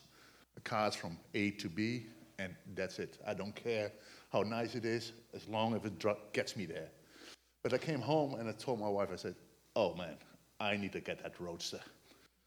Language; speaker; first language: English; non-native, fluent; Dutch